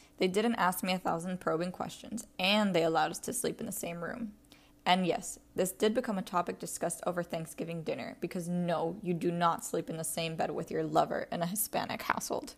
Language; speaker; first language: English; early bilingual, other home language; Spanish